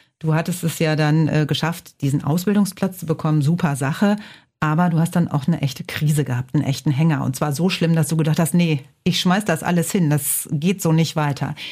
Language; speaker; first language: German; native; German